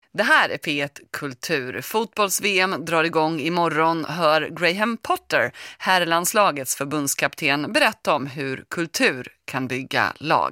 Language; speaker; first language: Swedish; native; Swedish